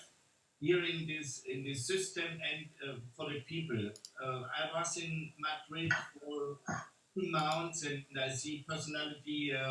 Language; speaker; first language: English; non-native, learner; German